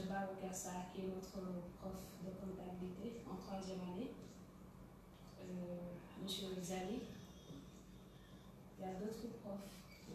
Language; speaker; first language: French; non-native, local second language; Wolof